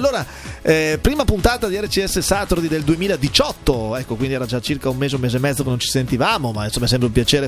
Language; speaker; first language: Italian; native; Italian